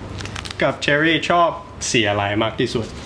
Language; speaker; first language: Thai; early bilingual, heritage; Thai